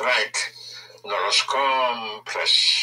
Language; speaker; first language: Spanish; non-native, learner; English